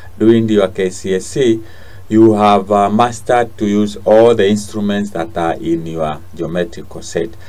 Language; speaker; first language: English; non-native, local second language; Swahili